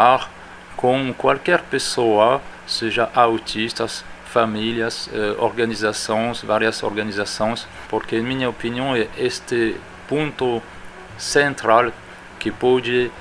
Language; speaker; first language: Portuguese; non-native, fluent; French